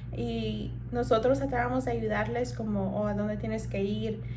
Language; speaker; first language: Spanish; early bilingual, heritage; Spanish